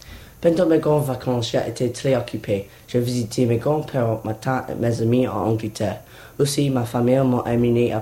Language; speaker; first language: French; non-native, learner; English